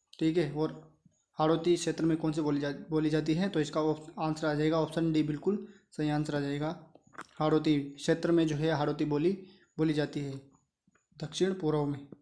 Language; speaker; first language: Hindi; native; Hindi